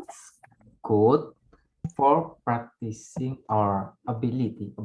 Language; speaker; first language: English; non-native, learner; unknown